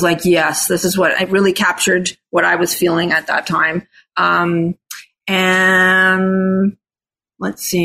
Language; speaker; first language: English; non-native, fluent; Italian